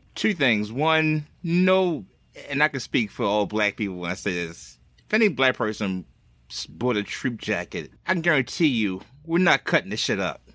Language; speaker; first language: English; native; English